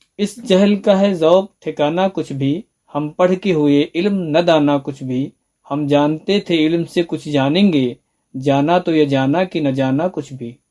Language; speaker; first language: Urdu; native; Urdu